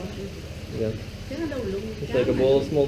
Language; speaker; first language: English; non-native, learner; Lithuanian